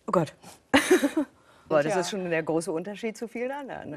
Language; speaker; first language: German; native; German